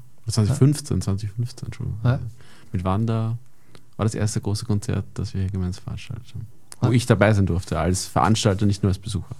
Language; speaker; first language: German; native; German